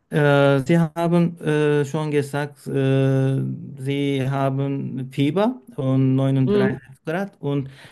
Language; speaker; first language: German; non-native, learner; Turkish